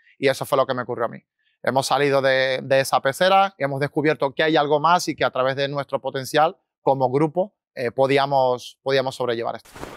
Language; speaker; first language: Spanish; native; Spanish